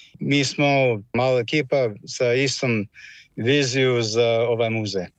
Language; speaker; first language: Croatian; non-native, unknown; English